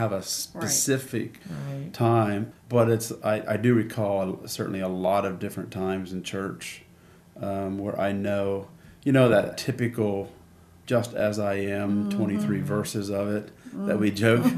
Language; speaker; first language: English; native; English